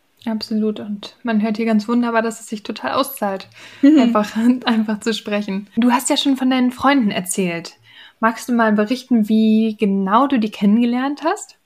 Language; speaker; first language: German; native; German